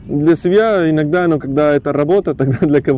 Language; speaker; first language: Russian; non-native, learner; Spanish